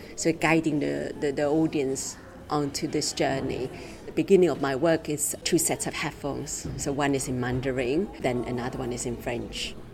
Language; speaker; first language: English; non-native, fluent; Chinese